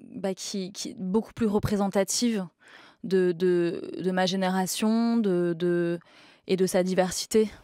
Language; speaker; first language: French; native; French